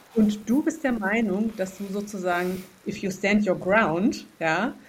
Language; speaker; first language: German; native; German